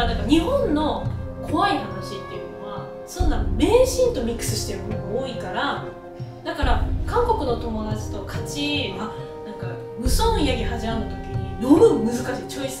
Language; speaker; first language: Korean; non-native, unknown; Japanese